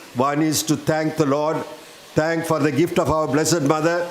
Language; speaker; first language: English; non-native, local second language; Tamil